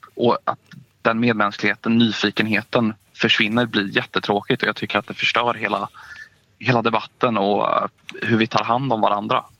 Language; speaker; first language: Swedish; native; Swedish